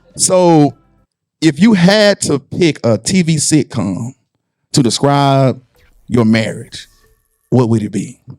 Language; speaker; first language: English; native; English